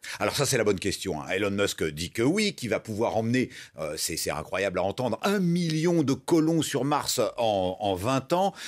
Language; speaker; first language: French; native; French